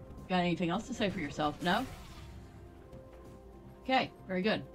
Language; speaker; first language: English; native; English